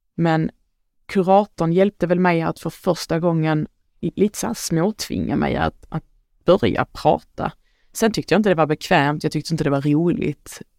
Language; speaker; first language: Swedish; early bilingual, other home language; Arabic